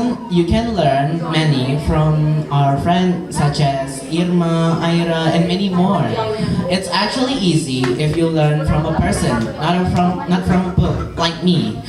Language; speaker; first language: English; non-native, fluent; Indonesian